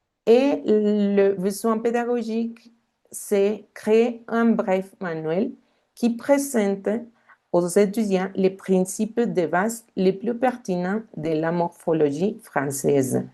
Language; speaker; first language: French; non-native, fluent; Spanish